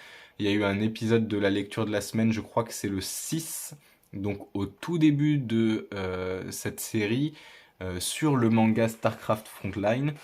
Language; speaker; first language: French; native; French